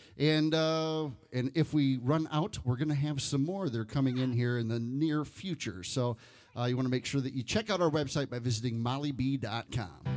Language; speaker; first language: English; native; English